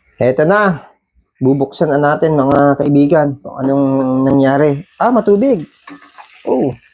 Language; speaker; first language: Filipino; native; Filipino